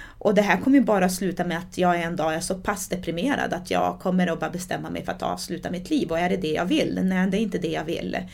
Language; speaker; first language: Swedish; early bilingual, other home language; Portuguese